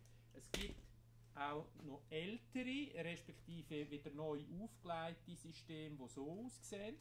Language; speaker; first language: German; native; German